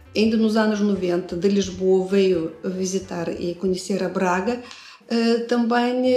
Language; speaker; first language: Portuguese; non-native, fluent; Russian